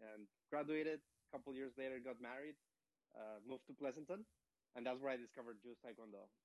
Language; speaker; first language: English; non-native, fluent; Spanish